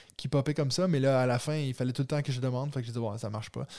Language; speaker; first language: French; native; French